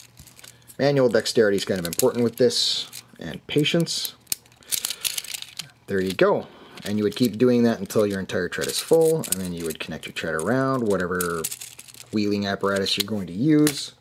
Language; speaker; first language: English; native; English